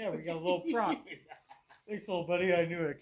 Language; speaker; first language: English; native; English